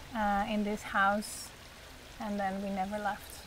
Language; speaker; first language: English; non-native, fluent; Dutch